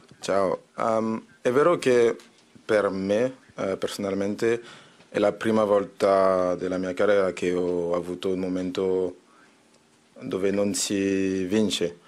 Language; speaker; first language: Italian; non-native, fluent; French